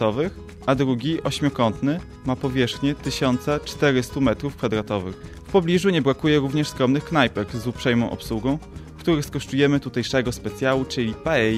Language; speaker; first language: Polish; native; Polish